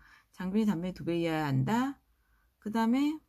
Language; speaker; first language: Korean; native; Korean